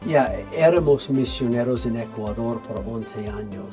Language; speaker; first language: Spanish; non-native, fluent; English